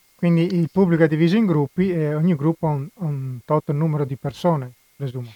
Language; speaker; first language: Italian; native; Italian